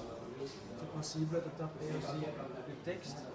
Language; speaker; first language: French; non-native, fluent; Dutch